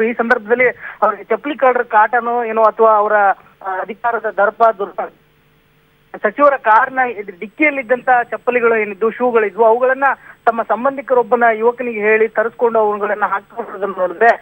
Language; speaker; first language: Kannada; native; Kannada